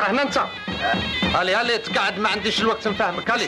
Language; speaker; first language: Arabic; native; Arabic